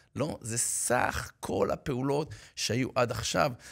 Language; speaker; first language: Hebrew; native; Hebrew